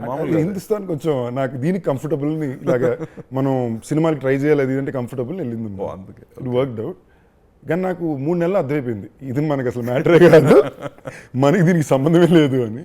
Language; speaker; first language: Telugu; native; Telugu